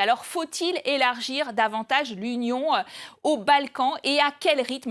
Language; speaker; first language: French; native; French